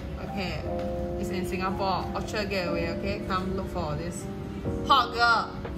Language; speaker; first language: English; non-native, local second language; Chinese